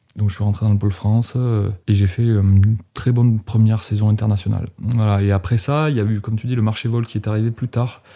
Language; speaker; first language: French; native; French